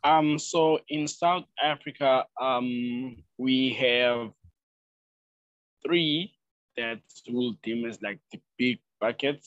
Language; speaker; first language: English; non-native, local second language; Zulu